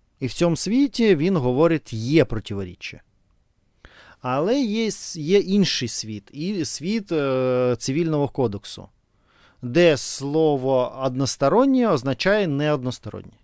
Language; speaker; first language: Ukrainian; non-native, fluent; Russian